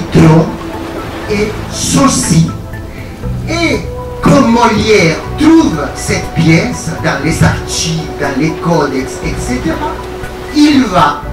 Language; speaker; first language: French; non-native, fluent; Spanish